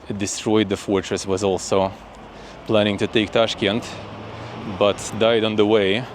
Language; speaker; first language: English; non-native, fluent; Russian